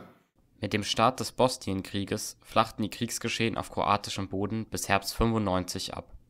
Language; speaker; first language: German; native; German